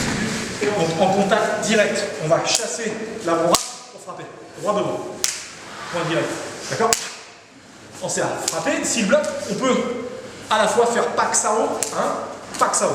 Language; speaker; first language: French; native; French